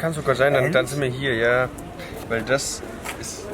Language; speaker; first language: German; native; German